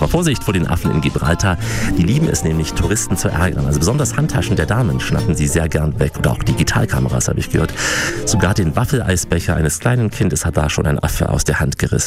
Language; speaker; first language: German; native; German